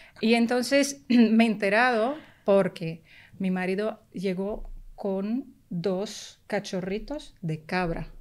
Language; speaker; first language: Spanish; early bilingual, heritage; Spanish